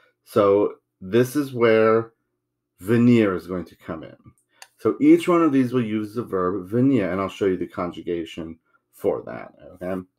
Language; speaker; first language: English; native; English